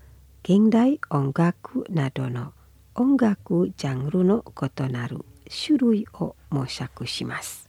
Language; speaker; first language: Japanese; non-native, fluent; Indonesian